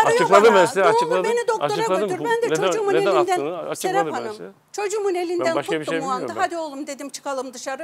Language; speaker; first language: Turkish; native; Turkish